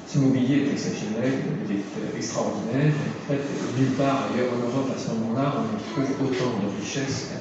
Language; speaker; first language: French; native; French